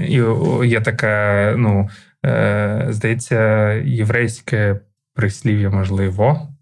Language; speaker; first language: Ukrainian; non-native, local second language; Russian